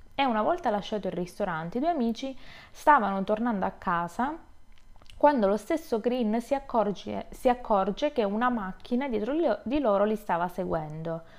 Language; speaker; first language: Italian; native; Italian